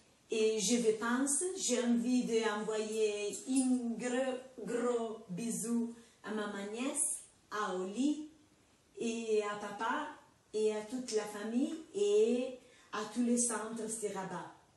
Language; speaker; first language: French; non-native, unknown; Italian